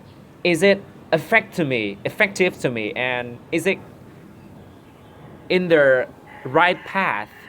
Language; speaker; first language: English; non-native, learner; Vietnamese